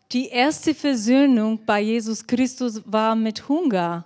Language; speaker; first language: German; non-native, fluent; Bulgarian